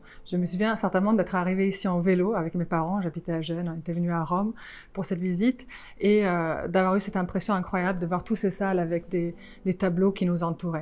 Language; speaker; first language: French; non-native, fluent; Italian